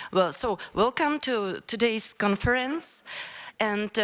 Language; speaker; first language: English; non-native, fluent; Czech